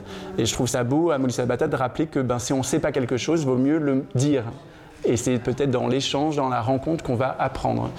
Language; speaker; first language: French; native; French